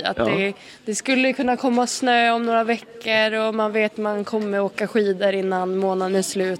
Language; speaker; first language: Swedish; native; Swedish